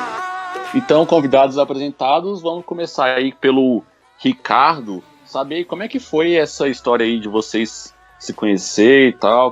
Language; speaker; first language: Portuguese; native; Portuguese